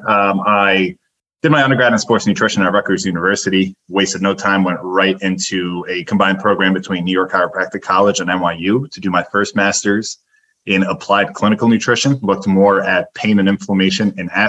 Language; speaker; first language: English; early bilingual, other home language; Turkish